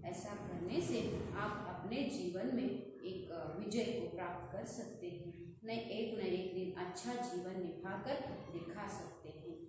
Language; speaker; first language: Hindi; non-native, local second language; Kannada